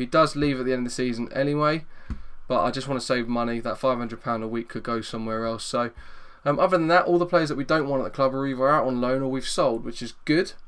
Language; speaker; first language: English; native; English